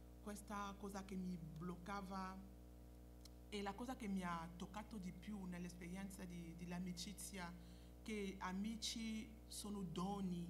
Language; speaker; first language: Italian; non-native, fluent; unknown